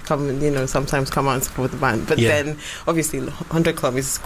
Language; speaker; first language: English; non-native, local second language; Ibibio